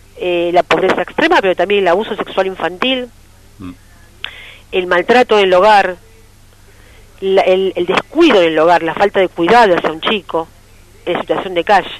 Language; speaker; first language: Spanish; native; Spanish